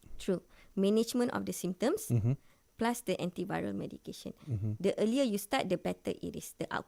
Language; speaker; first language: English; non-native, local second language; Malay